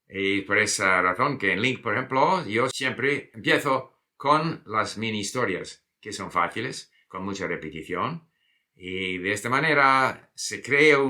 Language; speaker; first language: Spanish; non-native, fluent; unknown